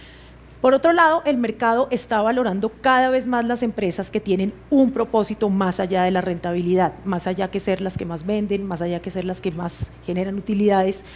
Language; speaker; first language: Spanish; native; Spanish